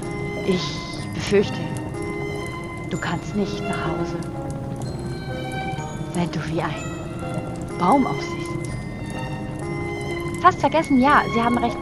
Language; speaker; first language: German; native; German